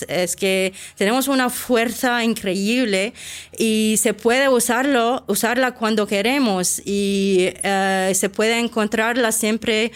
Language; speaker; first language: Spanish; non-native, fluent; Arabic